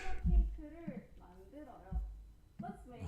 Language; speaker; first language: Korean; non-native, fluent; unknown